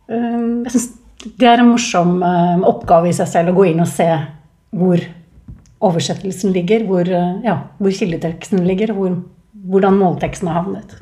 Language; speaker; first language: Norwegian; native; Norwegian